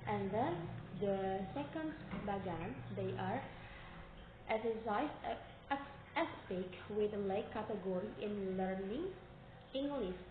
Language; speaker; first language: English; non-native, learner; Indonesian